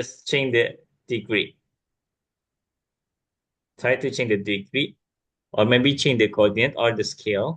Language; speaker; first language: English; non-native, learner; Indonesian